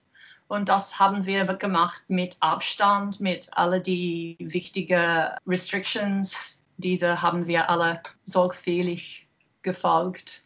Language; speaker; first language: German; non-native, learner; English